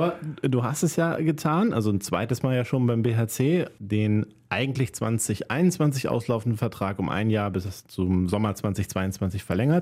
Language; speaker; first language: German; native; German